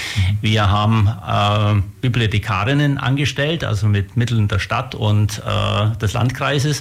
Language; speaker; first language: German; native; German